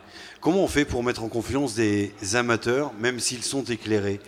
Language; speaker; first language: French; native; French